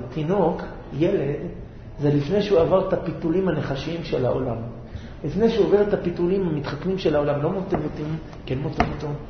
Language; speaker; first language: Hebrew; native; Hebrew